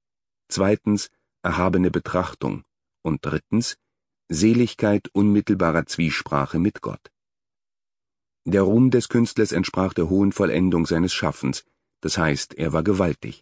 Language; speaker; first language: German; native; German